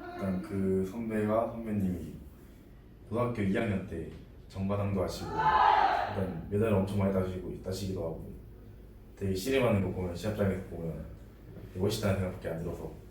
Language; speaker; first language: Korean; native; Korean